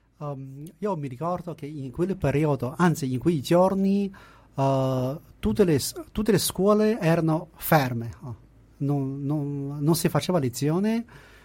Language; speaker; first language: Italian; non-native, fluent; Chinese